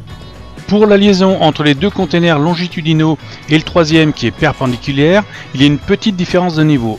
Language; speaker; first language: French; native; French